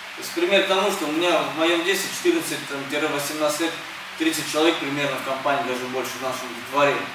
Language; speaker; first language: Russian; early bilingual, other home language; Armenian